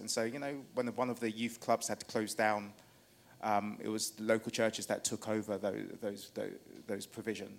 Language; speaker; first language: English; native; English